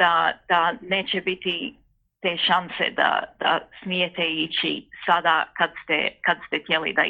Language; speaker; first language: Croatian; early bilingual, heritage; Croatian